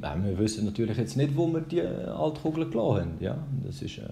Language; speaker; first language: German; early bilingual, other home language; Albanian